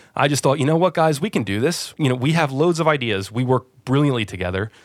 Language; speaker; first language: English; native; English